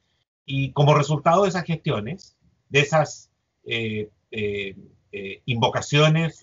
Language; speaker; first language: Spanish; native; Spanish